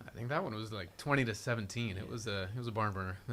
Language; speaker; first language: English; native; English